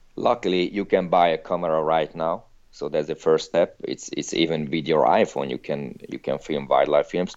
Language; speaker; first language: English; non-native, fluent; Hungarian